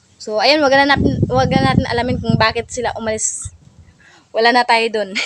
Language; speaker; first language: Filipino; non-native, local second language; Cebuano